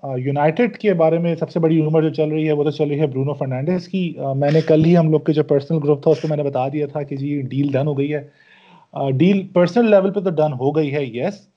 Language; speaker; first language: Urdu; native; Urdu